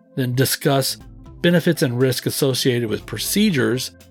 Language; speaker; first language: English; native; English